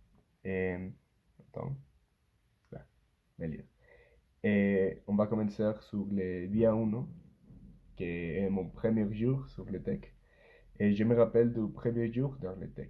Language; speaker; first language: French; non-native, learner; Spanish